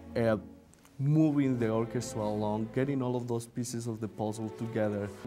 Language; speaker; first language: English; non-native, fluent; Spanish